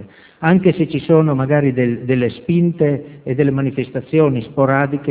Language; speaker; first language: Italian; native; Italian